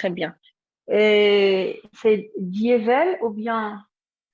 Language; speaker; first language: French; non-native, fluent; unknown